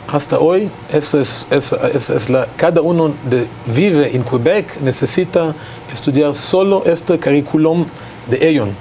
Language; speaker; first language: Spanish; non-native, learner; Hebrew